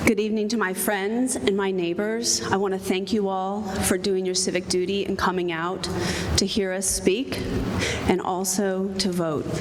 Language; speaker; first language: English; native; English